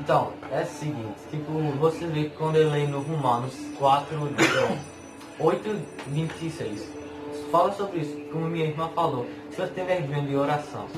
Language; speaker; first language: Portuguese; non-native, learner; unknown